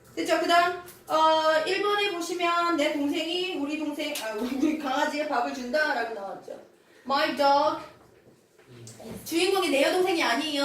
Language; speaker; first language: Korean; native; Korean